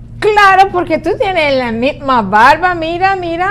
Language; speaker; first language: Spanish; non-native, learner; Haitian Creole